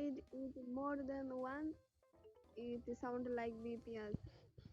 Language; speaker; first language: English; non-native, learner; Bangla